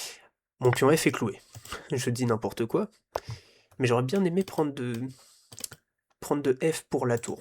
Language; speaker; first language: French; native; French